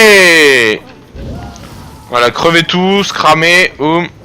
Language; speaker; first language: French; native; French